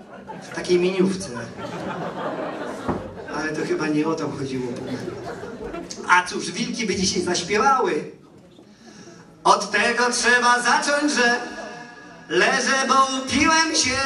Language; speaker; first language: Polish; native; Polish